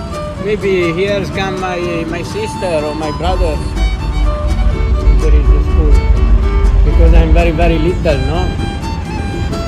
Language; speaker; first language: English; non-native, learner; Italian